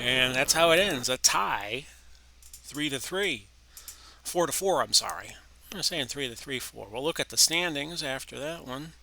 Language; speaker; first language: English; native; English